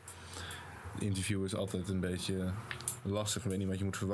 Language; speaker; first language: Dutch; native; Dutch